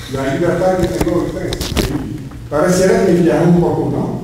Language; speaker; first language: Spanish; non-native, fluent; English